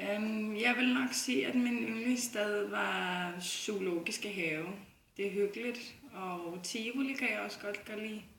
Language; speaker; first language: Danish; non-native, fluent; Icelandic